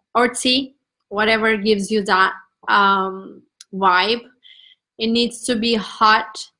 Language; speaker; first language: English; non-native, fluent; Turkish